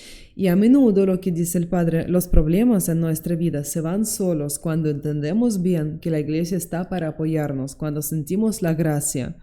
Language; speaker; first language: Spanish; non-native, fluent; Russian